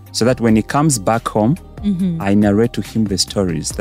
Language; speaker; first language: English; non-native, local second language; Ganda